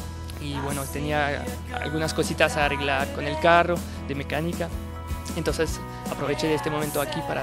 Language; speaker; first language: Spanish; non-native, fluent; French